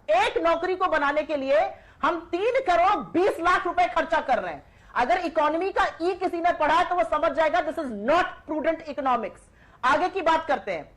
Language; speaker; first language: Hindi; native; Hindi